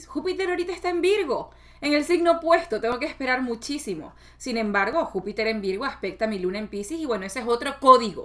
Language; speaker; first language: Spanish; native; Spanish